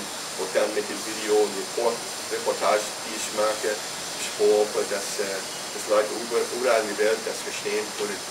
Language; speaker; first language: German; non-native, fluent; English